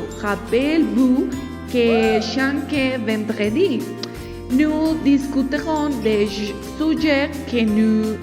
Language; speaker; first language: French; non-native, learner; Spanish